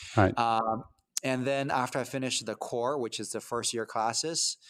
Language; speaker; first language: English; early bilingual, other home language; Chinese